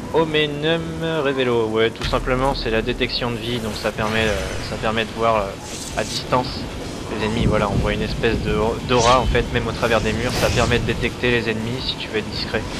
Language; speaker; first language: French; native; French